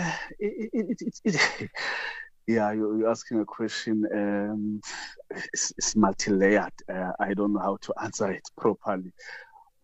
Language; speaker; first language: English; non-native, local second language; Zulu